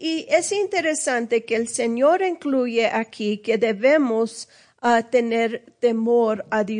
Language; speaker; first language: Spanish; early bilingual, heritage; English